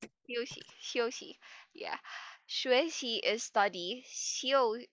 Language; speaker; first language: English; native; English